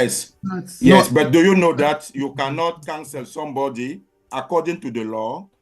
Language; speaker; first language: English; non-native, learner; French